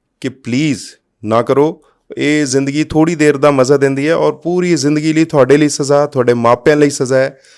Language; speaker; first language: Punjabi; non-native, local second language; Hindi